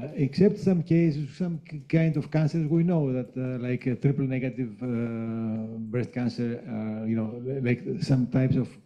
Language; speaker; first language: English; non-native, fluent; Greek